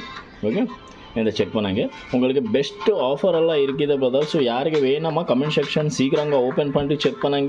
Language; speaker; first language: Tamil; non-native, local second language; Malayalam